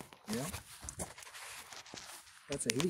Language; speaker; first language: English; native; English